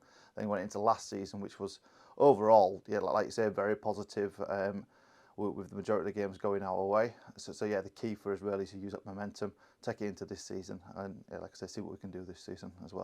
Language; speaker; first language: English; native; English